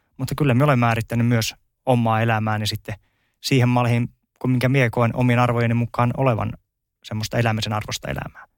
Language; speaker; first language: Finnish; native; Finnish